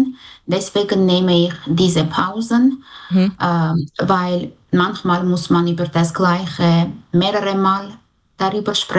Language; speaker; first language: German; non-native, fluent; Armenian